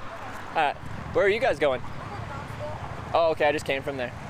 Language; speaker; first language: English; native; English